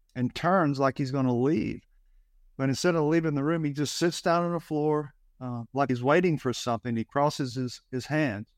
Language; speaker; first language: English; native; English